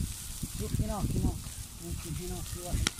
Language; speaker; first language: Arabic; native; Arabic